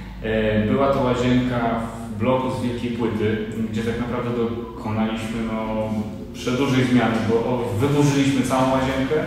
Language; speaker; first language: Polish; native; Polish